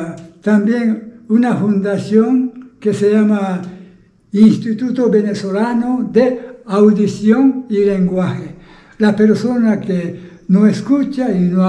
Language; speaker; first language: Spanish; non-native, fluent; Japanese